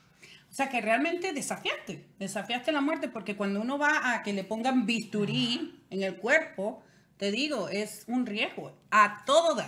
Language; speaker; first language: Spanish; native; Spanish